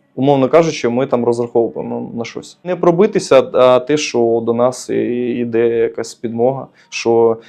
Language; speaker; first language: Ukrainian; native; Ukrainian